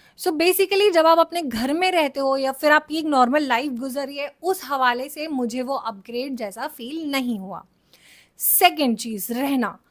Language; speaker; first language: Hindi; native; Hindi